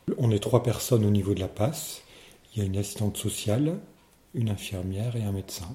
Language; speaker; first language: French; native; French